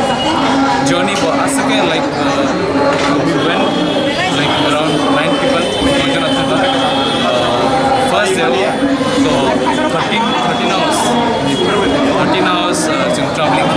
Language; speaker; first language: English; non-native, local second language; Kok Borok